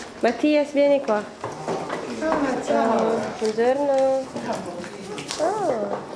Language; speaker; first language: Italian; non-native, learner; Filipino